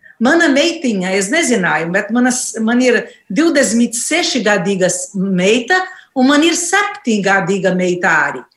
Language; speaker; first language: Latvian; non-native, learner; Portuguese